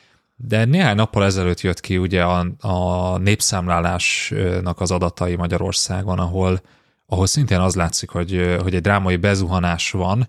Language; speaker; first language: Hungarian; native; Hungarian